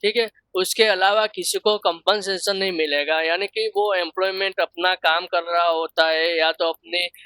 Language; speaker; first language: Hindi; non-native, local second language; Gujarati